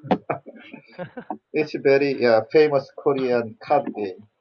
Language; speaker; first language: English; non-native, learner; Korean